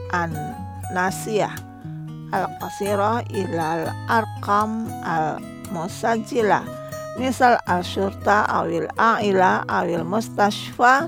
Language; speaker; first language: Arabic; non-native, fluent; Indonesian